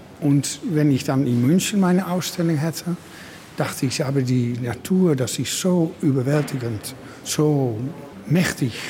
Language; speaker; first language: German; non-native, learner; Dutch